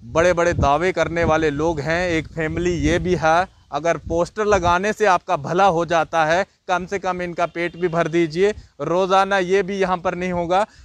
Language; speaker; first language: Hindi; native; Hindi